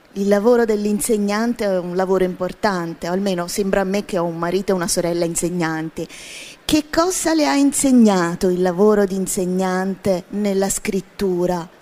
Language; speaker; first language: Italian; native; Italian